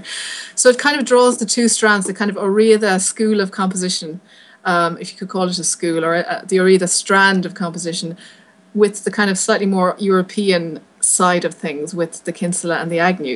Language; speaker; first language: English; native; English